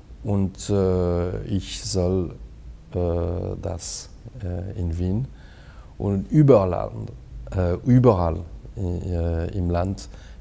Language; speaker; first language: German; non-native, fluent; French